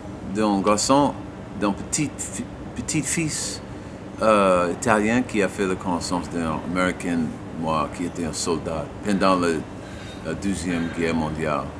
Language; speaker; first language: French; non-native, learner; English